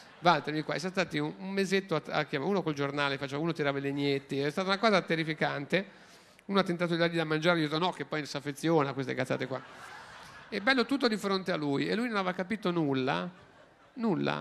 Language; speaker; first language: Italian; native; Italian